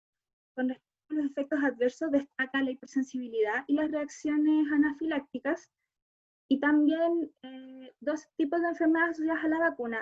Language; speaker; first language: Spanish; native; Spanish